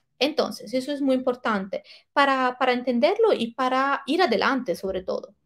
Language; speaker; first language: Spanish; non-native, fluent; Italian